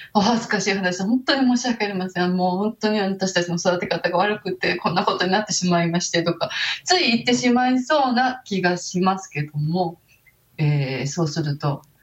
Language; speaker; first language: Japanese; native; Japanese